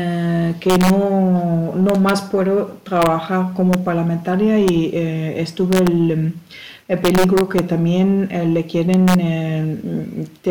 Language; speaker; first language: Spanish; non-native, learner; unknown